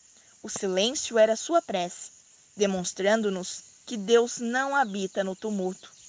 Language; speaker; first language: Portuguese; native; Portuguese